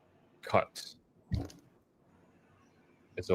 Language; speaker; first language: English; native; English